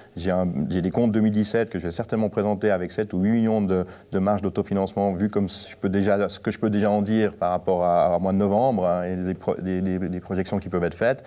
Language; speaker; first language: French; native; French